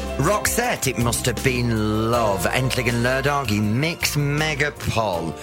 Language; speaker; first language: Swedish; non-native, fluent; English